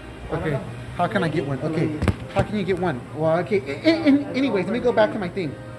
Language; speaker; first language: English; early bilingual, other home language; Spanish